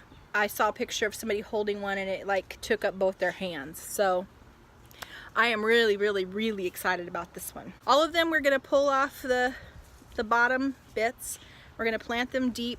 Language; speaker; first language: English; native; English